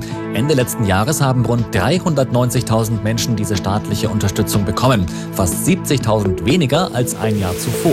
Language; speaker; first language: German; native; German